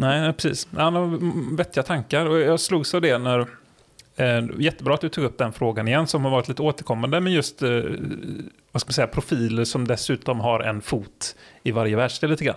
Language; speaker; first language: Swedish; native; Swedish